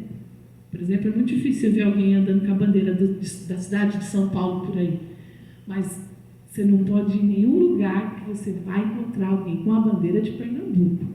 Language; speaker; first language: Portuguese; native; Portuguese